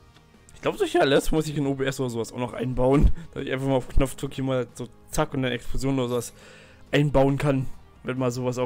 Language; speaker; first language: German; native; German